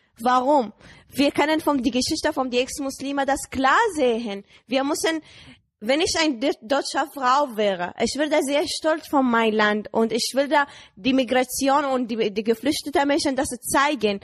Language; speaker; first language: German; non-native, learner; Arabic